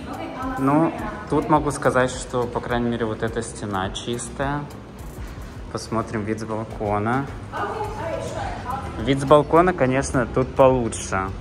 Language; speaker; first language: Russian; native; Russian